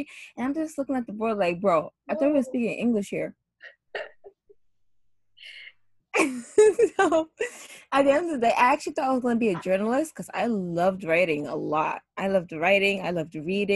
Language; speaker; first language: English; non-native, local second language; Hausa